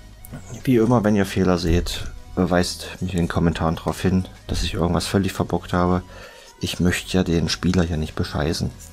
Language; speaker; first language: German; native; German